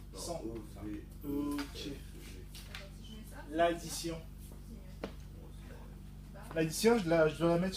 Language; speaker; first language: French; native; French